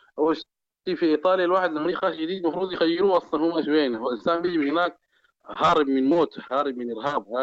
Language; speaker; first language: Arabic; native; Arabic